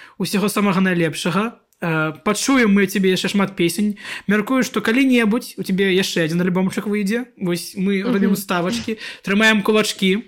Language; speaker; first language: Belarusian; non-native, local second language; Russian